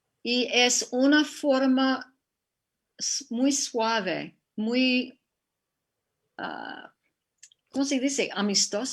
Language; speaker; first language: Spanish; non-native, fluent; English